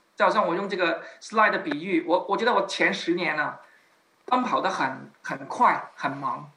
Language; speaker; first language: Chinese; native; Chinese